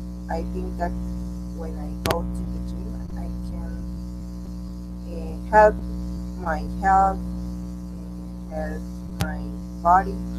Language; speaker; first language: English; non-native, learner; Spanish